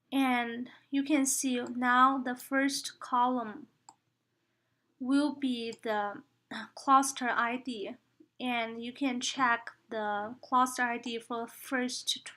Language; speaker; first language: English; non-native, fluent; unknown